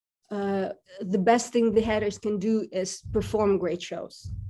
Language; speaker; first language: English; non-native, fluent; Russian